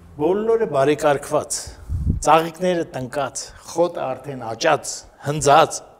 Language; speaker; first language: Armenian; native; Armenian